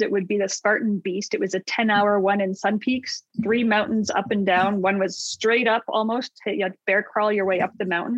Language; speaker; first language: English; native; English